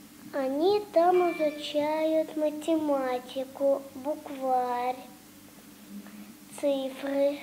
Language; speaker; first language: Russian; early bilingual, heritage; Russian